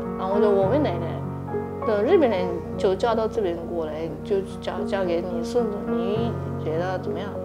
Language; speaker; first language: Chinese; non-native, fluent; Japanese